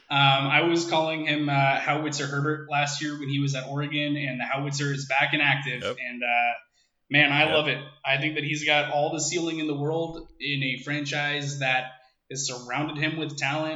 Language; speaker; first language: English; native; English